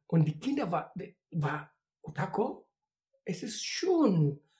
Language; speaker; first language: German; non-native, learner; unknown